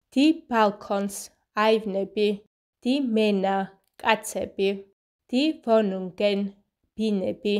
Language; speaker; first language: German; non-native, fluent; Georgian